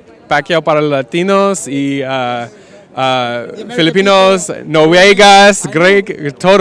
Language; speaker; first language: Spanish; non-native, learner; English